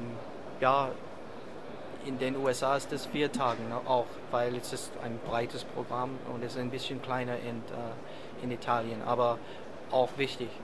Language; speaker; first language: German; non-native, learner; English